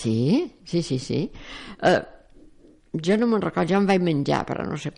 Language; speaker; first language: Catalan; native; Catalan